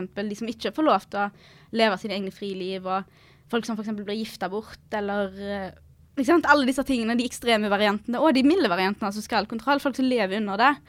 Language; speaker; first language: Norwegian; early bilingual, other home language; Arabic